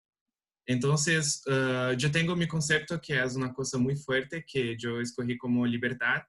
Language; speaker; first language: Spanish; non-native, learner; Portuguese